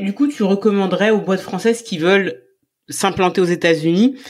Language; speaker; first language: French; native; French